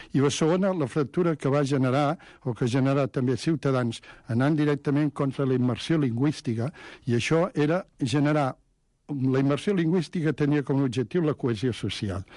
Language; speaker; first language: Catalan; native; Catalan